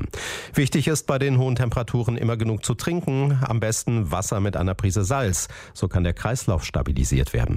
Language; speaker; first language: German; native; German